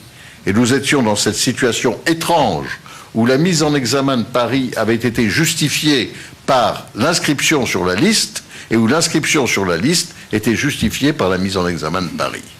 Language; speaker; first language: French; native; French